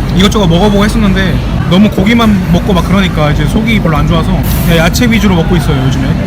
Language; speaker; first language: Korean; native; Korean